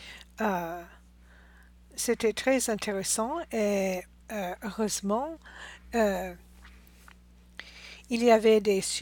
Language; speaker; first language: French; non-native, learner; English